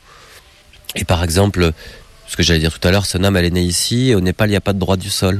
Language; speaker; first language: French; native; French